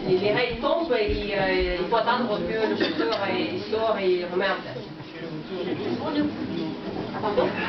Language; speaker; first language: French; non-native, fluent; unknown